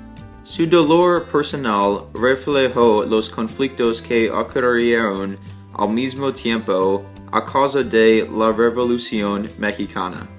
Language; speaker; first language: Spanish; non-native, learner; English